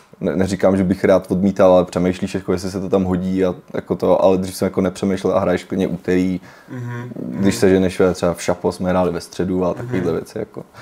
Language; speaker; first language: Czech; early bilingual, other home language; Ukrainian